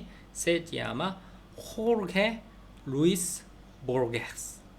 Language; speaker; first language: Spanish; non-native, learner; Korean